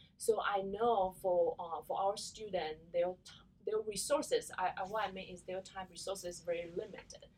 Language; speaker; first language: English; non-native, fluent; Chinese